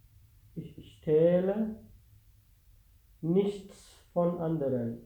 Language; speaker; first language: German; non-native, fluent; Sinhala